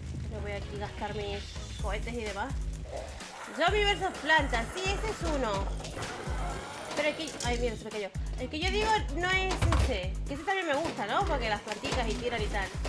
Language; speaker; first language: Spanish; native; Spanish